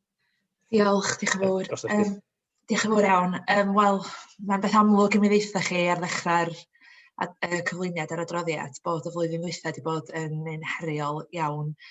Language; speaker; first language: Welsh; native; Welsh